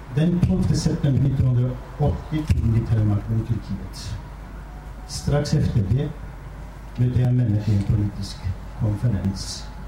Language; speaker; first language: Swedish; non-native, fluent; Kurdish